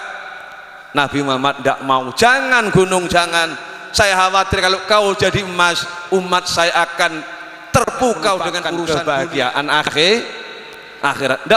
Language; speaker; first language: Indonesian; non-native, local second language; Javanese